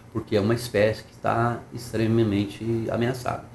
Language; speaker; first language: Portuguese; native; Portuguese